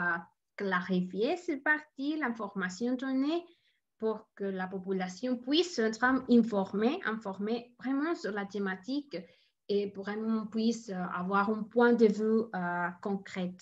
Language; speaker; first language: French; non-native, learner; Spanish